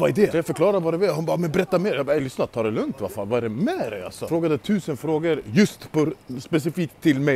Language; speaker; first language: Swedish; native; Swedish